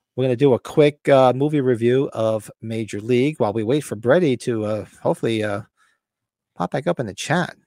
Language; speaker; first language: English; native; English